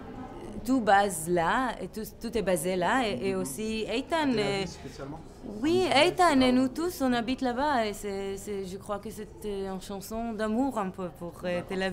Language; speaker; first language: French; non-native, fluent; Hebrew